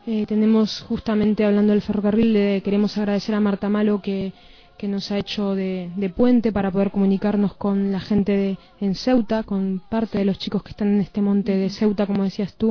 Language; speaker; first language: Spanish; native; Spanish